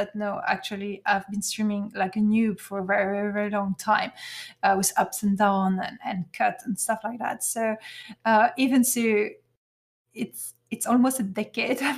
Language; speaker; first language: English; non-native, fluent; French